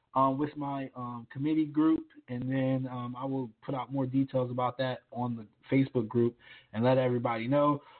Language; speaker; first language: English; native; English